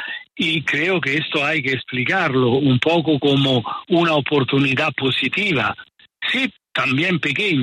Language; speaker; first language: Spanish; non-native, fluent; Italian